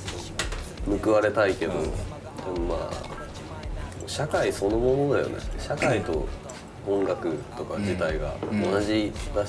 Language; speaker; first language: Japanese; native; Japanese